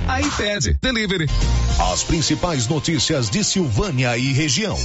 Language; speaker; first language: Portuguese; native; Portuguese